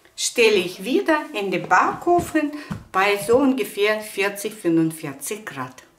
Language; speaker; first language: German; non-native, fluent; Russian